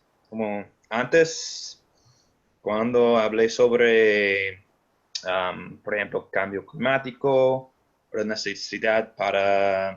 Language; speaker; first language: Spanish; non-native, fluent; English